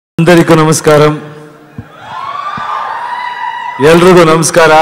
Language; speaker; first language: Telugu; non-native, learner; Kannada